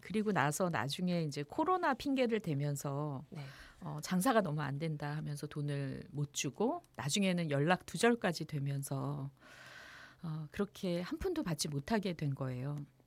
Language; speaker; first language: Korean; native; Korean